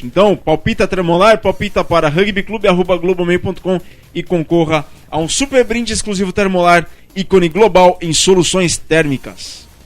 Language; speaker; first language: Portuguese; native; Portuguese